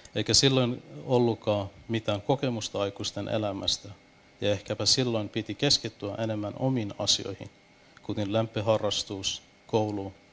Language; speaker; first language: Finnish; non-native, fluent; Persian